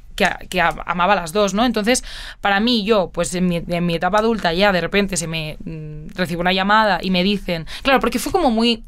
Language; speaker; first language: Spanish; native; Spanish